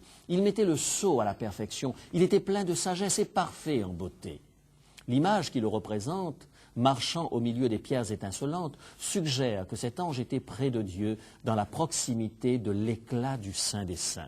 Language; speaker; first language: French; native; French